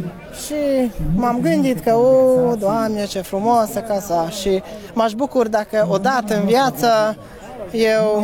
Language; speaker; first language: Romanian; non-native, learner; Hungarian